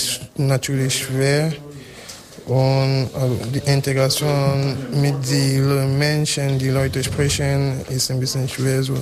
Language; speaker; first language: German; non-native, learner; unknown